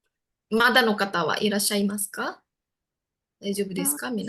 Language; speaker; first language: Japanese; non-native, fluent; Indonesian